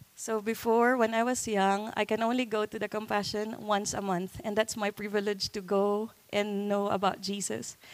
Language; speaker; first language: English; non-native, local second language; Cebuano